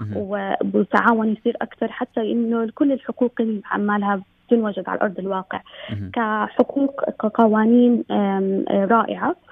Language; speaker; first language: Arabic; native; Arabic